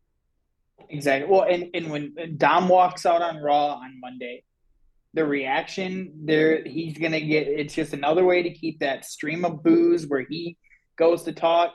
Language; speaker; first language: English; native; English